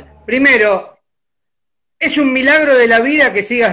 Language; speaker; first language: Spanish; native; Spanish